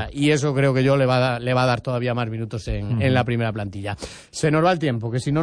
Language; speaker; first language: Spanish; native; Spanish